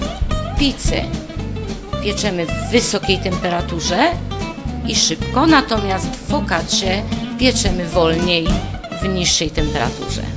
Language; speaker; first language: Polish; non-native, fluent; Italian